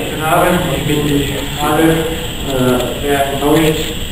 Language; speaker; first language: German; non-native, fluent; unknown